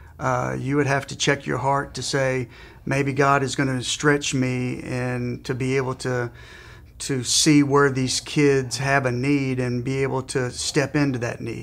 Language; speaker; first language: English; native; English